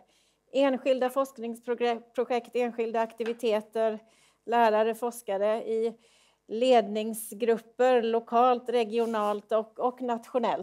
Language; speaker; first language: Swedish; native; Swedish